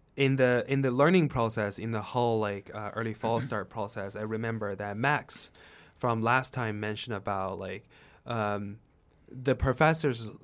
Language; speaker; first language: English; non-native, fluent; Chinese